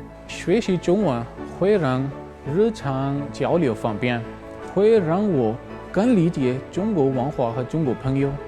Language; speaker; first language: Chinese; non-native, fluent; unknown